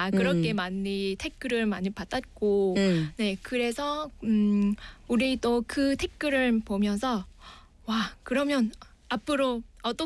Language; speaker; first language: Korean; non-native, fluent; Vietnamese